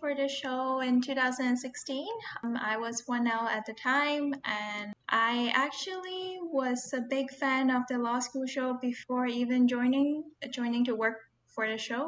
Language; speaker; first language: English; non-native, local second language; Cantonese